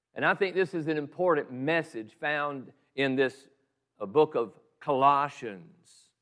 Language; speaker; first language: English; native; English